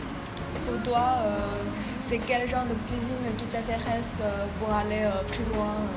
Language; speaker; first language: French; non-native, fluent; Chinese